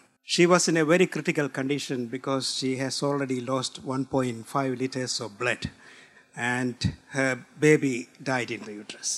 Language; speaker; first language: English; non-native, local second language; Malayalam